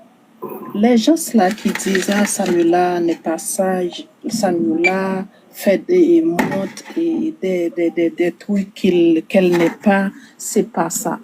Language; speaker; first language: French; non-native, local second language; Haitian Creole